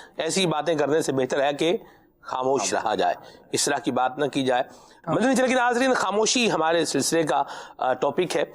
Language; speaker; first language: Urdu; non-native, local second language; Punjabi